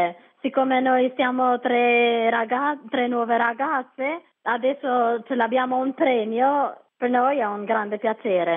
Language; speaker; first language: Italian; non-native, learner; Albanian